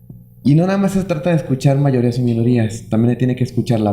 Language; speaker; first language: Spanish; native; Spanish